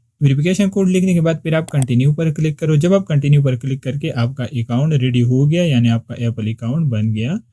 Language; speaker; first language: Urdu; non-native, local second language; Pashto